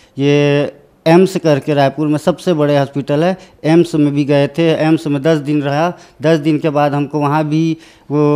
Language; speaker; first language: Hindi; native; Hindi